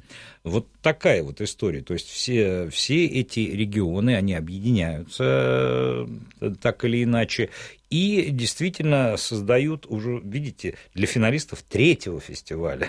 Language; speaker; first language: Russian; native; Russian